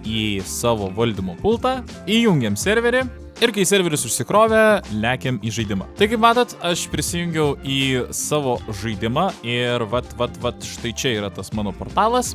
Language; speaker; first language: Lithuanian; native; Lithuanian